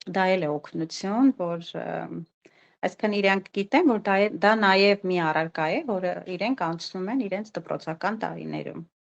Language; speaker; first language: Armenian; native; Armenian